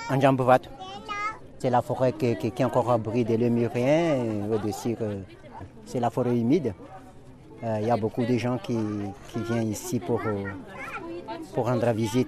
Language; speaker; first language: French; non-native, local second language; Malagasy